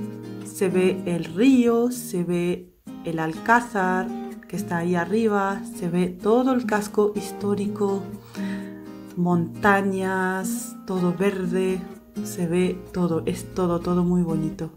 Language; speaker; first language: Spanish; non-native, fluent; Arabic